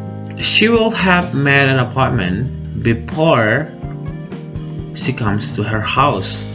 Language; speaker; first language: English; non-native, fluent; Indonesian